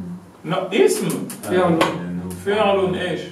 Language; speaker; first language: Arabic; non-native, local second language; Comorian